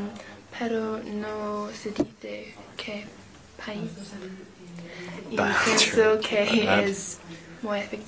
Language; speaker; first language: Spanish; non-native, learner; English